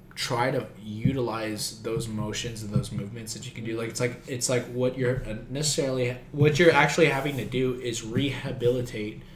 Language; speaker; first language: English; native; English